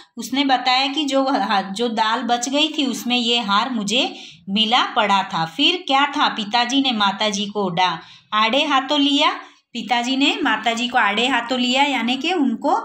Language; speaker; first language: Hindi; non-native, local second language; Gujarati